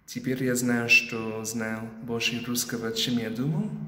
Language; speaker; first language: Russian; non-native, learner; English